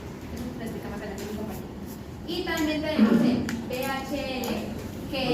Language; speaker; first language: Spanish; native; Spanish